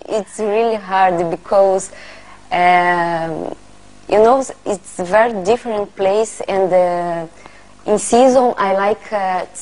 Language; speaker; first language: English; non-native, learner; Portuguese